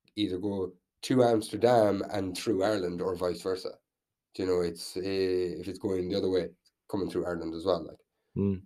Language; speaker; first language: English; native; English